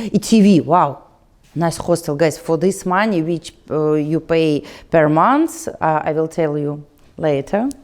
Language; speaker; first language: English; non-native, learner; Russian